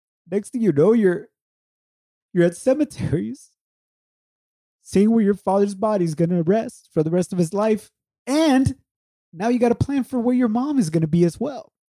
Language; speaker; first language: English; early bilingual, other home language; Spanish